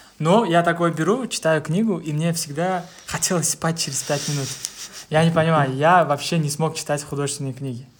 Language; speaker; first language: Russian; non-native, local second language; Uzbek